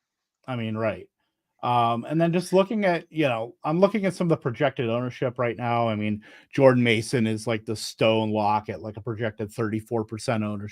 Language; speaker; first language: English; native; English